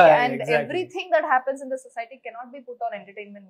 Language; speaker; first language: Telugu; non-native, local second language; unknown